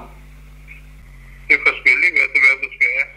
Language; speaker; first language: Danish; non-native, learner; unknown